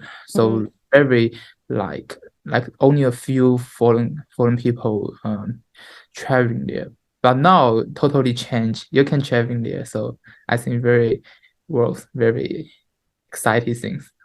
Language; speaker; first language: English; non-native, learner; Chinese